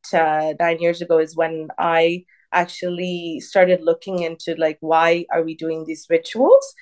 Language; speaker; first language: English; early bilingual, other home language; Tamil